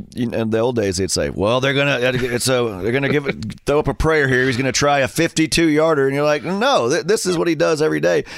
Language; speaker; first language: English; native; English